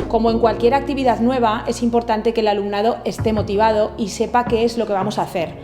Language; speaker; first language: Spanish; native; Spanish